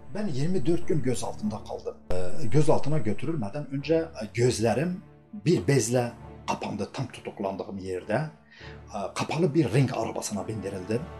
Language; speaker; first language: Turkish; non-native, local second language; Kurdish